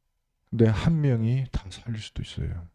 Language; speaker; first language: Korean; native; Korean